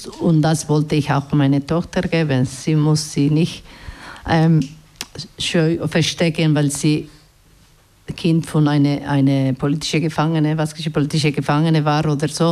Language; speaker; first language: German; non-native, learner; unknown